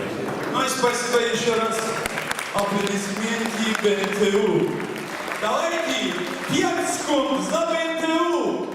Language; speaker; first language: Russian; non-native, learner; Persian